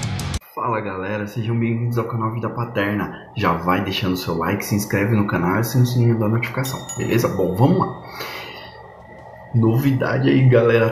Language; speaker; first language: Portuguese; native; Portuguese